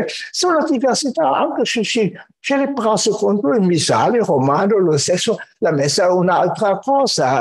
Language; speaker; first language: Italian; non-native, fluent; German